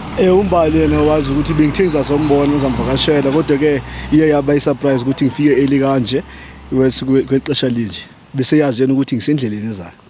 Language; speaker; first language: Zulu; non-native, local second language; Xhosa